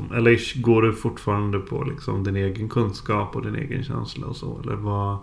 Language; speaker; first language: Swedish; native; Swedish